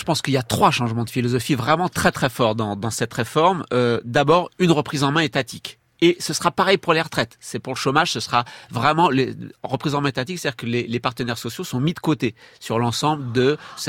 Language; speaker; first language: French; native; French